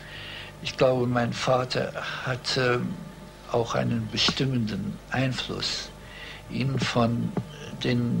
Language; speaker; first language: German; early bilingual, heritage; German